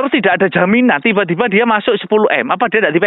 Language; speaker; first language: Indonesian; non-native, local second language; Javanese